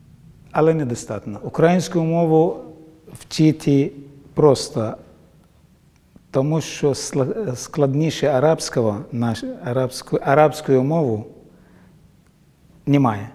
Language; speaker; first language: Ukrainian; non-native, learner; Arabic